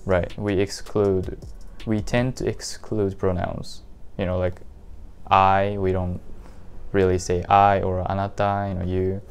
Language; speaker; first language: English; non-native, fluent; Japanese